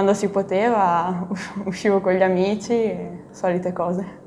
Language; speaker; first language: Italian; native; Italian